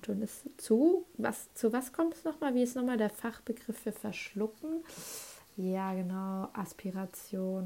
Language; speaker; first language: German; native; German